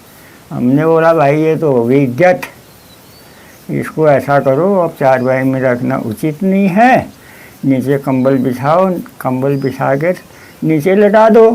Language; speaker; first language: Hindi; non-native, local second language; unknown